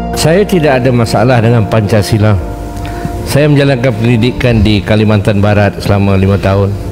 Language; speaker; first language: Malay; native; Malay